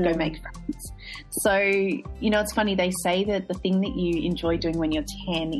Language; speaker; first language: English; native; English